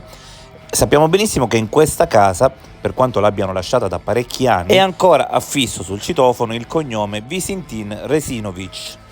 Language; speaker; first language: Italian; native; Italian